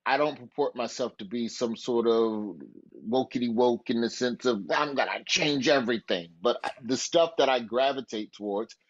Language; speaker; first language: English; native; English